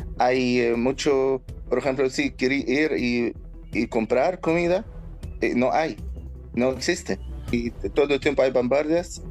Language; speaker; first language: Spanish; non-native, learner; Arabic